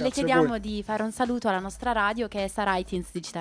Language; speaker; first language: Italian; native; Italian